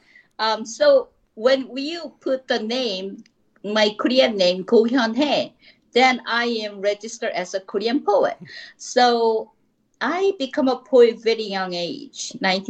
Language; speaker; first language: English; non-native, fluent; Korean